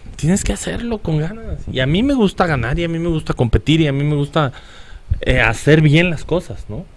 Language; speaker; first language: Spanish; native; Spanish